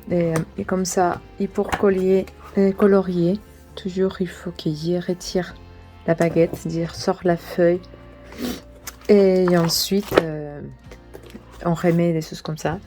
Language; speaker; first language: French; non-native, learner; Spanish